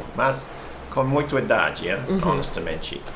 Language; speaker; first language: Portuguese; non-native, learner; English